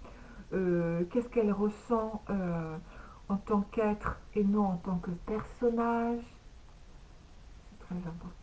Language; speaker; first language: French; native; French